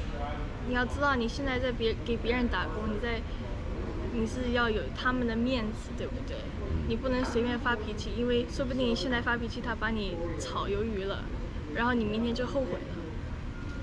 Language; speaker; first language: Chinese; early bilingual, other home language; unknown